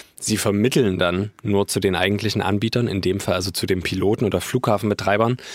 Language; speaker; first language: German; native; German